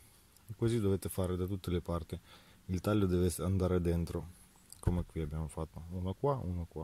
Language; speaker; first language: Italian; non-native, fluent; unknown